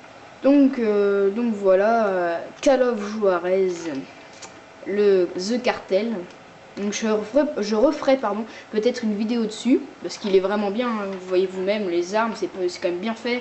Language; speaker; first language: French; native; French